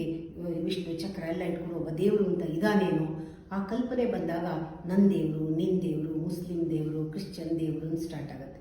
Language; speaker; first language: Kannada; native; Kannada